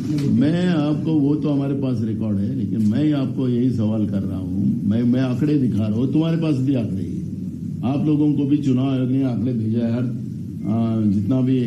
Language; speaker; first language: Hindi; non-native, local second language; Marathi